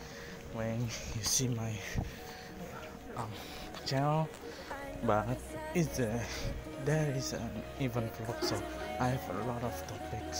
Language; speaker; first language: English; non-native, learner; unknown